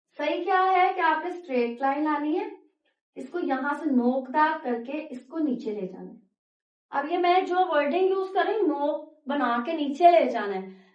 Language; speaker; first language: Urdu; native; Urdu